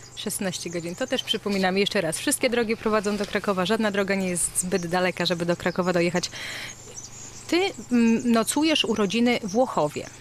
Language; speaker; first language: Polish; native; Polish